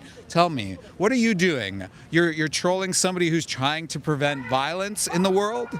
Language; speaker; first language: English; native; English